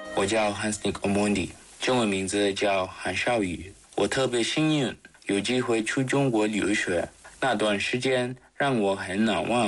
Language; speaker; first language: Chinese; non-native, fluent; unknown